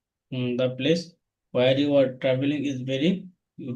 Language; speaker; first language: English; non-native, learner; Bangla